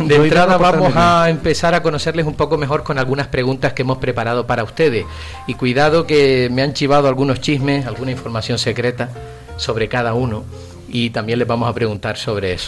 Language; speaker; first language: Spanish; native; Spanish